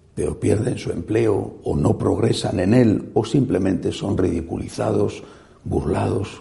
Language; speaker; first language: Spanish; native; Spanish